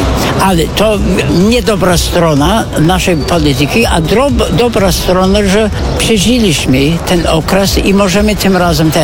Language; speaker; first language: Polish; non-native, fluent; English